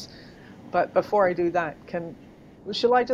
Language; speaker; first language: English; native; English